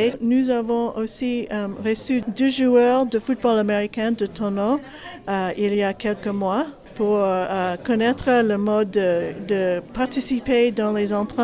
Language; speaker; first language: French; non-native, fluent; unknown